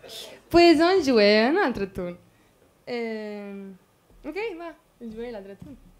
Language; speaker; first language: Italian; non-native, learner; Catalan